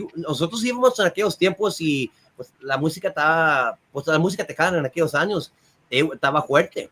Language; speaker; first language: Spanish; early bilingual, heritage; Spanish